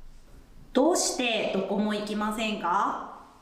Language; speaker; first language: Japanese; non-native, learner; English